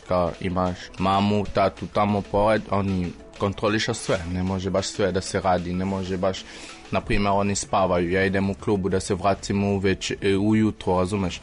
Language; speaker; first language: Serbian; non-native, learner; French